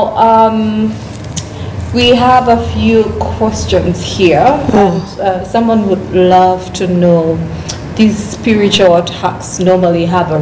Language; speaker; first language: English; non-native, local second language; Ganda